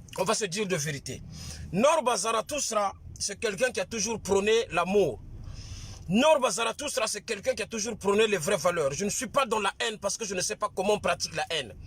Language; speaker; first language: French; non-native, local second language; Lingala